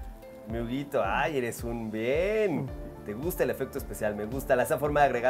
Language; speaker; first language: Spanish; native; Spanish